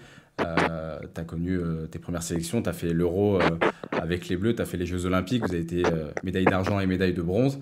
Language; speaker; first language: French; native; French